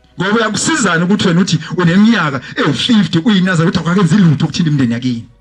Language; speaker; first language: Zulu; native; Zulu